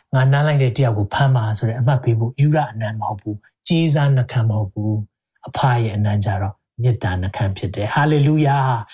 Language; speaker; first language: Burmese; non-native, local second language; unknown